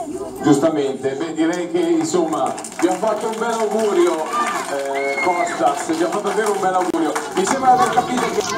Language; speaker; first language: Italian; native; Italian